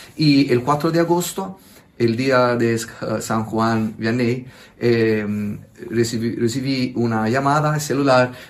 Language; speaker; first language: Spanish; non-native, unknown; Italian